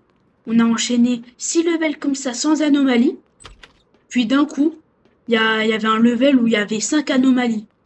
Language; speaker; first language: French; native; French